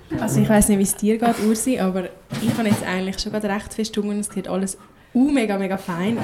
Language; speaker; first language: German; native; German